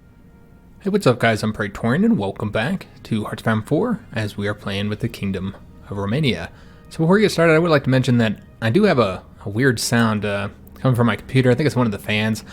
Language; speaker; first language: English; native; English